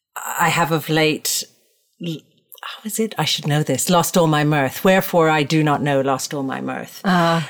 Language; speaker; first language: English; native; English